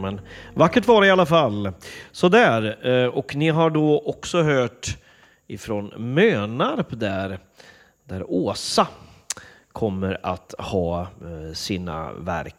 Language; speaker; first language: Swedish; native; Swedish